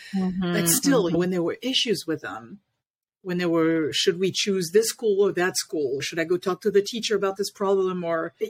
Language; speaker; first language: English; non-native, fluent; French